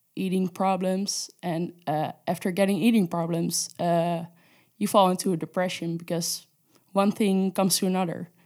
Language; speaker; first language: English; non-native, fluent; Dutch